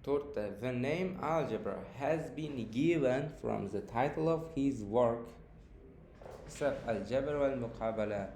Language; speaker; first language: English; non-native, fluent; Uzbek